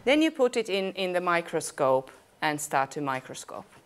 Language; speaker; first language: English; non-native, fluent; Finnish